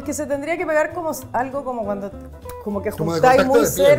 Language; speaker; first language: Spanish; native; Spanish